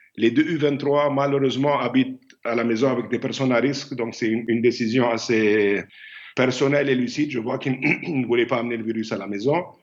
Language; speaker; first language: French; non-native, fluent; Arabic